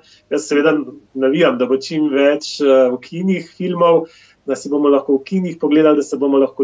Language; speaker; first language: Slovenian; native; Slovenian